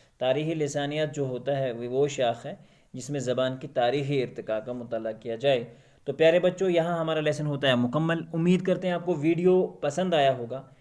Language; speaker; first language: Urdu; non-native, local second language; Kashmiri